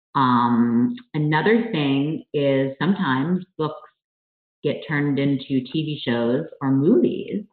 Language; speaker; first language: English; native; English